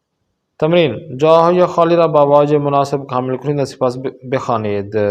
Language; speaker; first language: Persian; non-native, fluent; Urdu